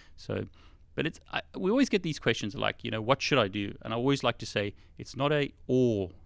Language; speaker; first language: English; native; English